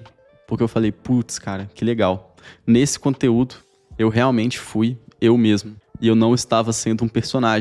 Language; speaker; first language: Portuguese; native; Portuguese